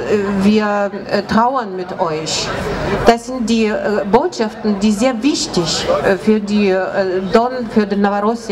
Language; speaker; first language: German; non-native, fluent; Russian